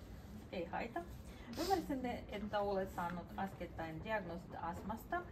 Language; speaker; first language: Finnish; non-native, fluent; Russian